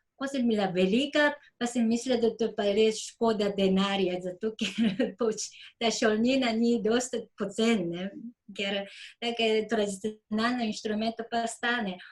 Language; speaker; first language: Slovenian; non-native, fluent; Japanese